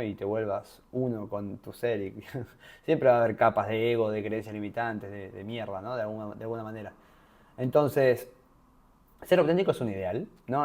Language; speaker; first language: Spanish; native; Spanish